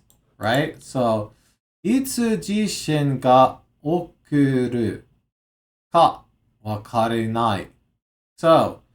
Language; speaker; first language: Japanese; non-native, learner; English